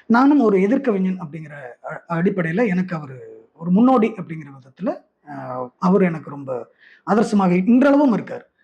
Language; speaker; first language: Tamil; non-native, local second language; Malayalam